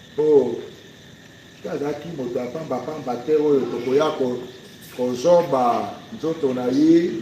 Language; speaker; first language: Lingala; native; Lingala